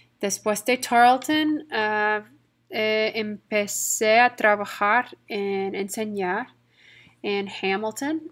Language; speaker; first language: Spanish; non-native, fluent; English